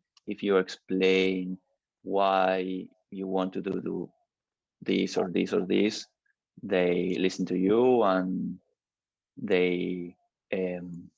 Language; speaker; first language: English; non-native, learner; Spanish